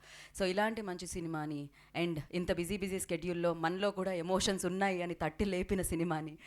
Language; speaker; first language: Telugu; native; Telugu